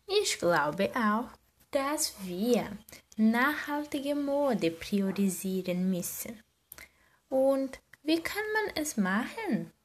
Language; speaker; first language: German; non-native, learner; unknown